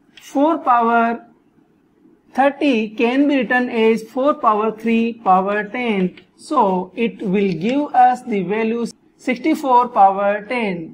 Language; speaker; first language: English; non-native, local second language; Hindi